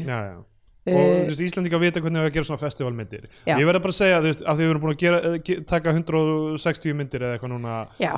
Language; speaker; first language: Icelandic; native; Icelandic